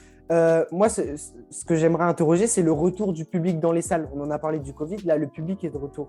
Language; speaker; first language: French; native; French